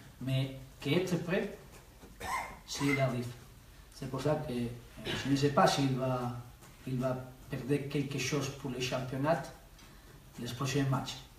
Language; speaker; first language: French; non-native, learner; Spanish